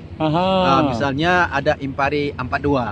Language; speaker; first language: Indonesian; native; Indonesian